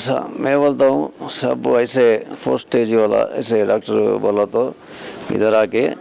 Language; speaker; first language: Hindi; non-native, local second language; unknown